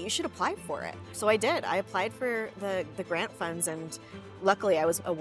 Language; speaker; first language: English; native; English